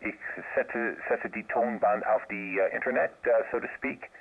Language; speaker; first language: German; non-native, learner; English